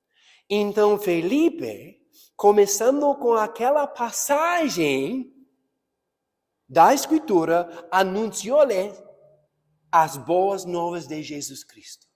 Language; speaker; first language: Portuguese; non-native, fluent; English